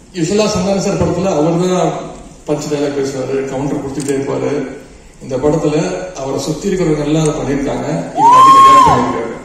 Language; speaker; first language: Tamil; native; Tamil